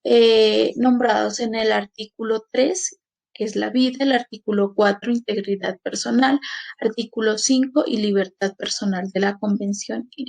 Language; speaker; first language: Spanish; native; Spanish